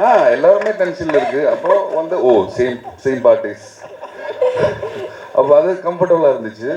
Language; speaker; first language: Tamil; non-native, learner; Malayalam